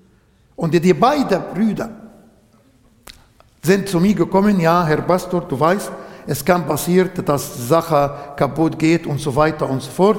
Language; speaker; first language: German; non-native, fluent; Arabic